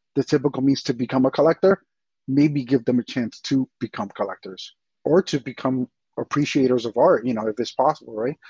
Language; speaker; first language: English; early bilingual, other home language; Spanish